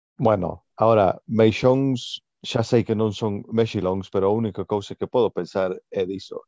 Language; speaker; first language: Galician; non-native, local second language; Spanish